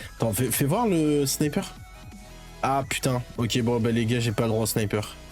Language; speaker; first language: French; native; French